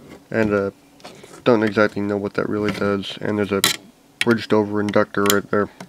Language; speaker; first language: English; native; English